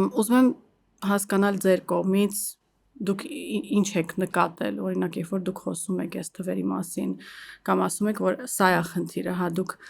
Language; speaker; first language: Armenian; early bilingual, heritage; Armenian